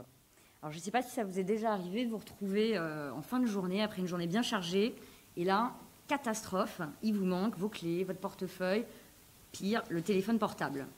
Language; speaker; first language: French; native; French